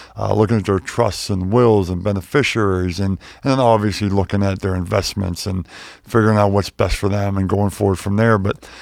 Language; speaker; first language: English; native; English